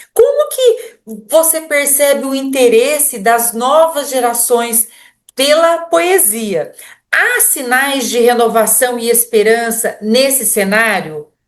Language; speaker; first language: Portuguese; native; Portuguese